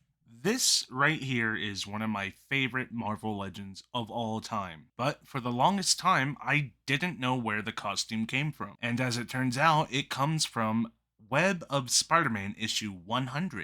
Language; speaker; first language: English; native; English